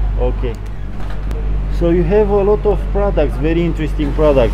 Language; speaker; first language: English; non-native, learner; Romanian